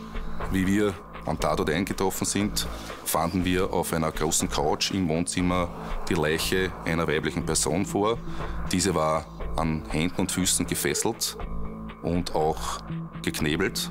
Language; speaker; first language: German; native; German